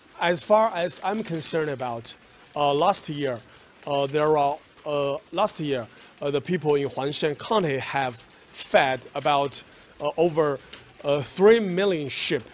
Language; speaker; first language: English; non-native, fluent; Chinese